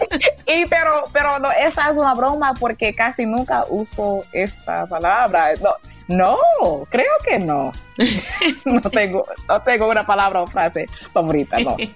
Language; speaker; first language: Spanish; non-native, learner; English